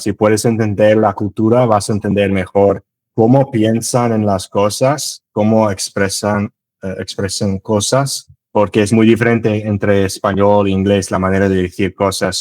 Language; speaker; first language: Spanish; non-native, fluent; English